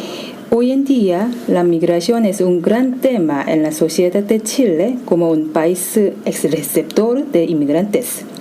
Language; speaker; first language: Spanish; non-native, fluent; Korean